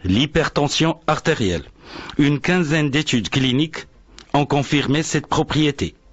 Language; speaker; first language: French; non-native, local second language; Arabic